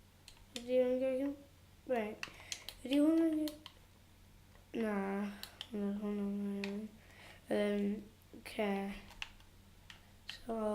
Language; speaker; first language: Welsh; non-native, local second language; English